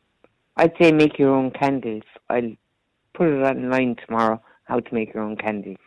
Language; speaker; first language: English; native; English